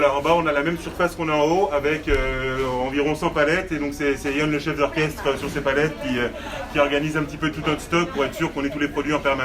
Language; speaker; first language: French; native; French